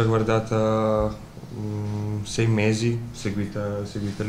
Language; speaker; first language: Italian; non-native, learner; Croatian